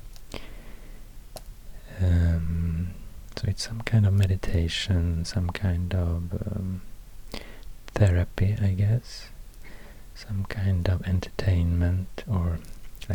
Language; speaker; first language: English; non-native, fluent; Swedish